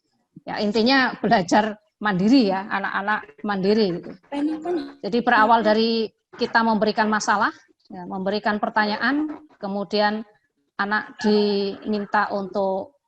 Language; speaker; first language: Indonesian; non-native, local second language; Javanese